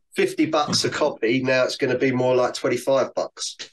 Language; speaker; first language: English; native; English